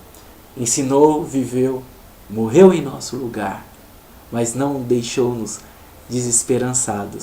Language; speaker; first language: Portuguese; native; Portuguese